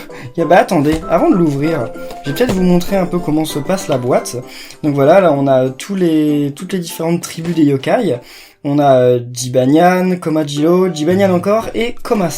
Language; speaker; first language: French; native; French